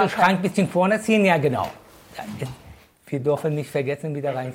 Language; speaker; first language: German; non-native, fluent; Persian